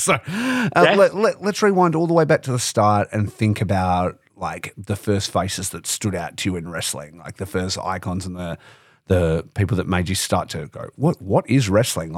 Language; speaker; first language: English; native; English